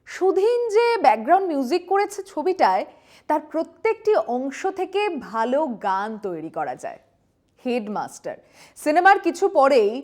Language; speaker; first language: Bangla; native; Bangla